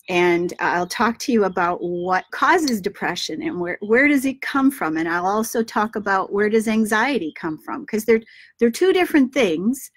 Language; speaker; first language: English; native; English